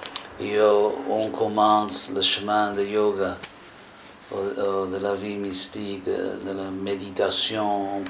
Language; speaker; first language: French; non-native, fluent; English